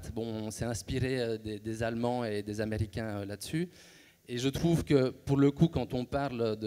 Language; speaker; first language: French; native; French